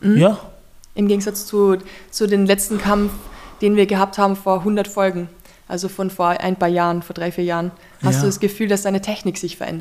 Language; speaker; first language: German; native; German